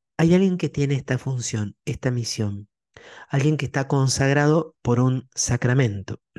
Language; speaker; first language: Spanish; native; Spanish